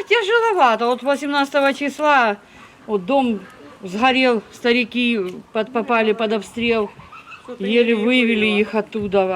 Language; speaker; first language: Russian; native; Russian